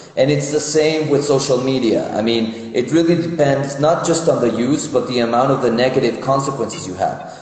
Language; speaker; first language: English; non-native, fluent; Spanish